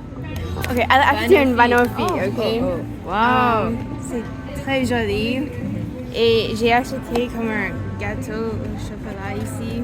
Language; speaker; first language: French; non-native, learner; English